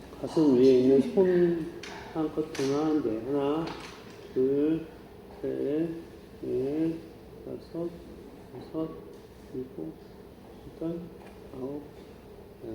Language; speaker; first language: Korean; native; Korean